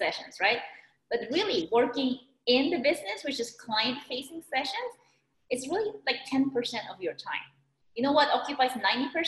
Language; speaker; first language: English; non-native, local second language; Filipino